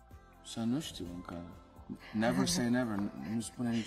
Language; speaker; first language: Romanian; early bilingual, heritage; Romanian